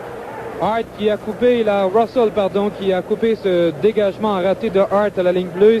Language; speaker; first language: French; native; French